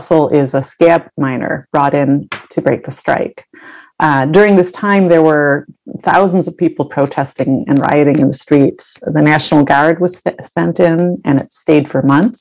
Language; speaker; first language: English; native; English